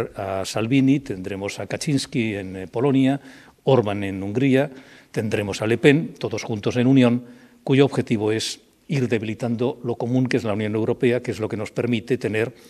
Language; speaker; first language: Spanish; native; Spanish